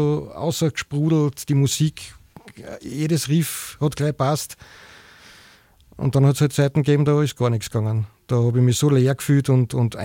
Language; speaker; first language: German; native; German